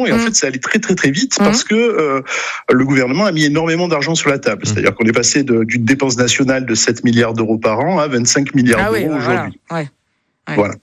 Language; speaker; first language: French; native; French